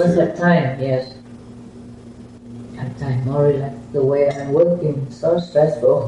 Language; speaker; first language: English; non-native, learner; Vietnamese